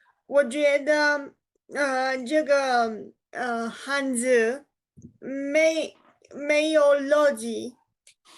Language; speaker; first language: Chinese; non-native, learner; Romanian